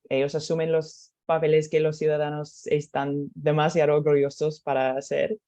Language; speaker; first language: Spanish; non-native, learner; English